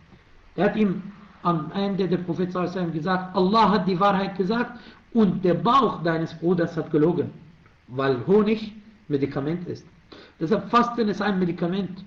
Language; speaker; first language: German; non-native, fluent; Arabic